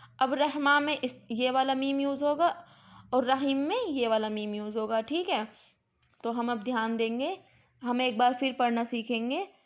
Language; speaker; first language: Hindi; native; Hindi